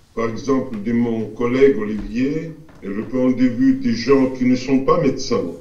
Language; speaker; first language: French; non-native, fluent; Russian